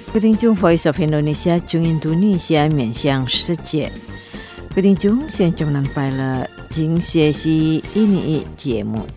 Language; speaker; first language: Chinese; non-native, fluent; Indonesian